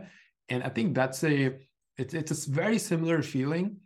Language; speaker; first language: English; non-native, local second language; Urdu